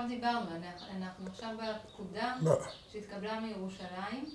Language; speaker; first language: Hebrew; native; Hebrew